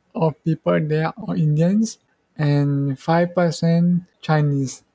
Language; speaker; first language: English; non-native, fluent; Morisyen